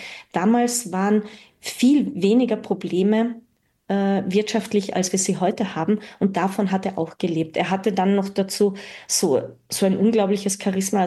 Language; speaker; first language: German; native; German